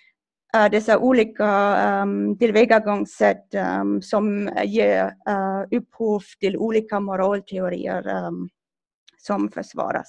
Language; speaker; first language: Swedish; non-native, fluent; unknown